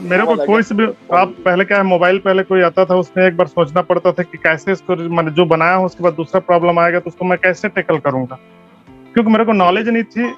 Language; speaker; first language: Hindi; native; Hindi